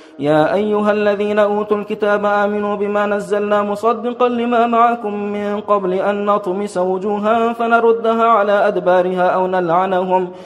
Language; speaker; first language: Arabic; non-native, fluent; Persian